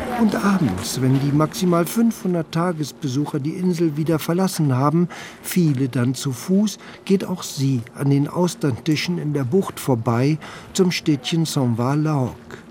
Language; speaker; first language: German; native; German